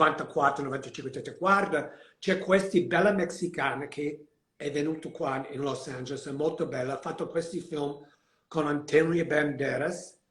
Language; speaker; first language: Italian; non-native, learner; English